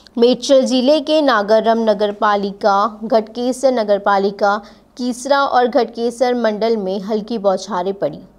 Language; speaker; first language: Hindi; native; Hindi